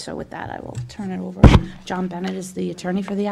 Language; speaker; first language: English; native; English